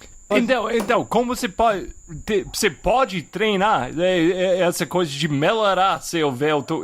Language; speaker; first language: Portuguese; non-native, fluent; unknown